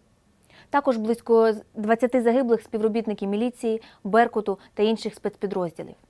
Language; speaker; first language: Ukrainian; native; Ukrainian